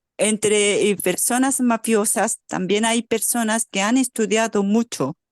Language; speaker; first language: Spanish; non-native, fluent; Korean